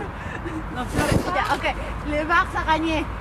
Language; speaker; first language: French; non-native, fluent; Spanish